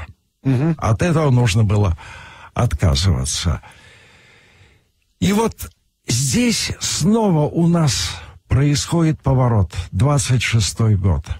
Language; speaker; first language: Russian; native; Russian